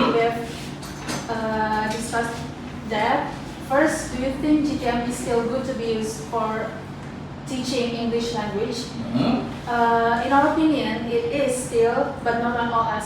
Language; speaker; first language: English; non-native, learner; Indonesian